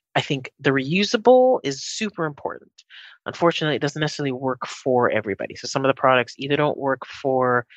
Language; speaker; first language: English; native; English